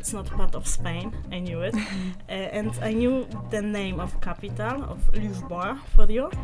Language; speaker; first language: English; non-native, learner; Polish